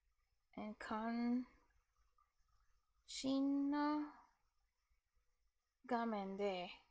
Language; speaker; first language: Japanese; non-native, learner; English